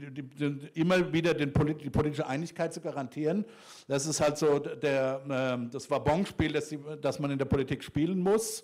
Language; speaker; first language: German; native; German